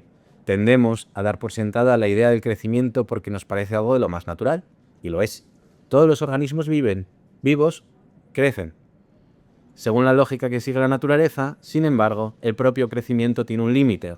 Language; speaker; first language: Spanish; native; Spanish